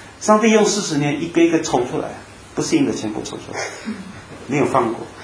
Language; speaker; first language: Chinese; native; Chinese